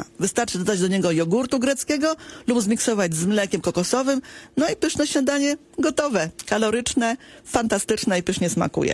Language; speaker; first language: Polish; native; Polish